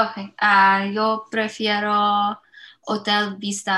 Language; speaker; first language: Spanish; non-native, learner; English